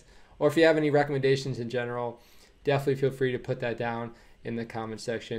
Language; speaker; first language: English; native; English